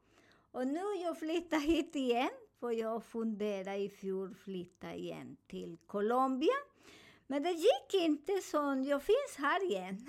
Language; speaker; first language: Swedish; non-native, learner; Spanish